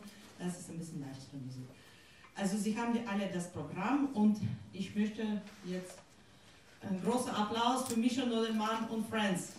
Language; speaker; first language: German; non-native, fluent; Russian